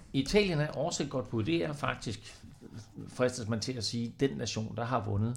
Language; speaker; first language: Danish; native; Danish